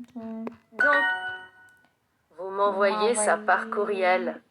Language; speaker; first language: French; non-native, learner; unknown